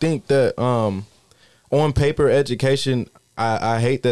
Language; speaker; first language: English; native; English